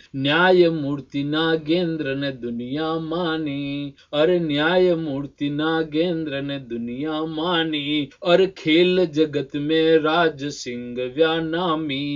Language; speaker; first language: Hindi; non-native, local second language; Rajasthani